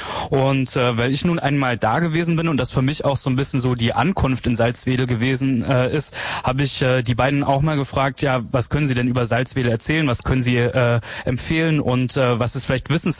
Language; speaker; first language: German; native; German